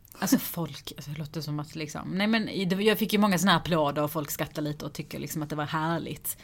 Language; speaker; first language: Swedish; early bilingual, other home language; Persian